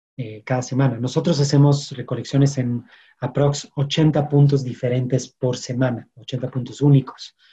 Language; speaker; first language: Spanish; non-native, fluent; French